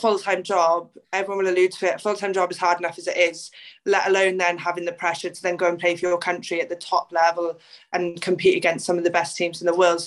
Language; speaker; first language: English; native; English